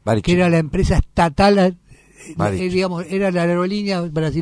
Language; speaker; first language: Spanish; native; Spanish